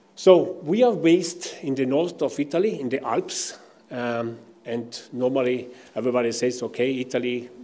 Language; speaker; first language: English; non-native, fluent; German